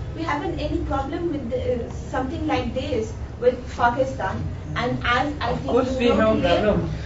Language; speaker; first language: English; non-native, learner; Persian